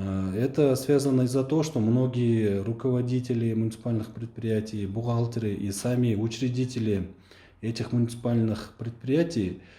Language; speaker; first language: Russian; non-native, local second language; Kyrgyz